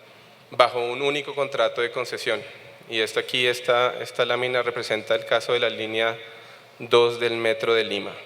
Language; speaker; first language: Spanish; native; Spanish